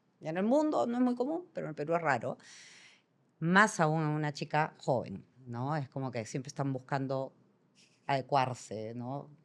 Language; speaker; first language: Spanish; native; Spanish